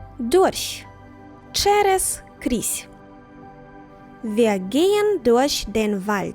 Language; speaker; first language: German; non-native, fluent; Ukrainian